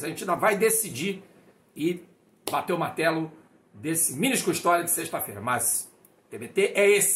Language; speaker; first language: Portuguese; native; Portuguese